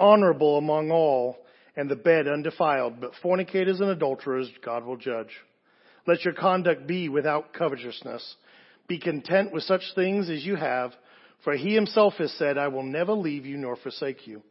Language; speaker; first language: English; native; English